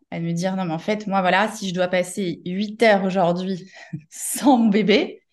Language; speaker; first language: French; native; French